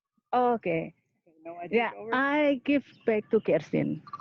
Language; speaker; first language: English; non-native, learner; Indonesian